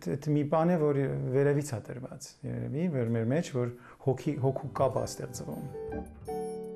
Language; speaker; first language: Armenian; early bilingual, heritage; Armenian